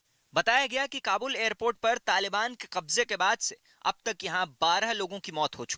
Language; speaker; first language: Hindi; native; Hindi